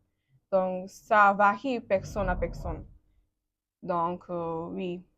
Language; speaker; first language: French; non-native, learner; Bangla